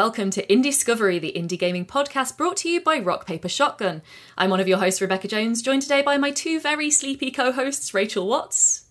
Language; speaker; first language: English; native; English